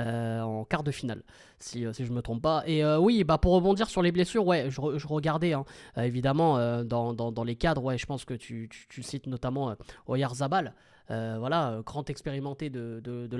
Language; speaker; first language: French; native; French